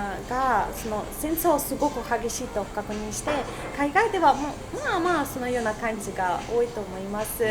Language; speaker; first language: Japanese; non-native, fluent; Russian